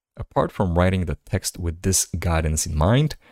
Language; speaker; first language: English; non-native, fluent; Slovak